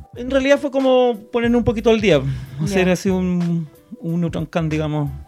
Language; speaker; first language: Spanish; native; Spanish